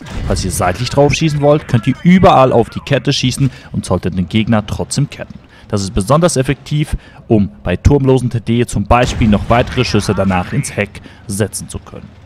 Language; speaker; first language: German; native; German